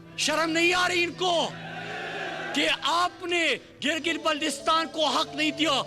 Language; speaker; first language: Urdu; non-native, local second language; Pashto